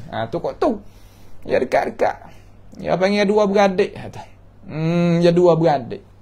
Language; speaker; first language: Malay; native; Malay